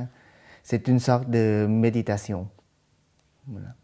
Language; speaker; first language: French; non-native, fluent; Thai